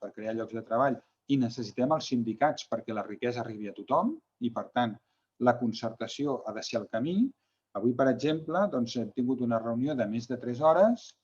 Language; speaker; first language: Catalan; native; Catalan